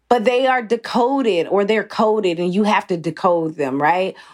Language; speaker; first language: English; native; English